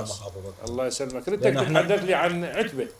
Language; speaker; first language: Arabic; native; Arabic